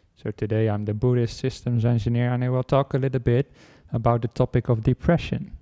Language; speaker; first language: English; non-native, fluent; Dutch